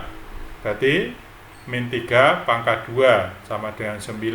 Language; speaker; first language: Indonesian; native; Indonesian